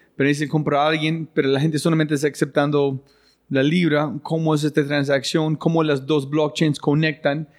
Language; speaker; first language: Spanish; non-native, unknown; English